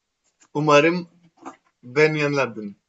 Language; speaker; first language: Turkish; non-native, learner; Greek